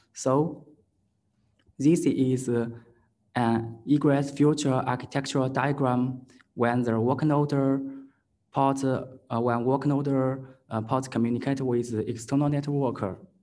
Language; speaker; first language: English; non-native, learner; Chinese